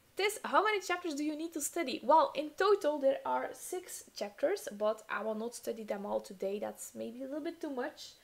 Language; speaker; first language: English; non-native, fluent; Dutch